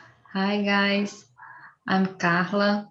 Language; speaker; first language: English; non-native, learner; Portuguese